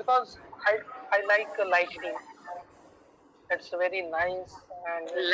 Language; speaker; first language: English; non-native, learner; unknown